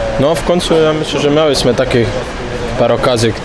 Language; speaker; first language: Polish; non-native, learner; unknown